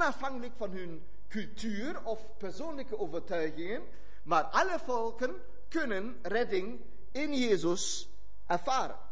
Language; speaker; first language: Dutch; non-native, fluent; German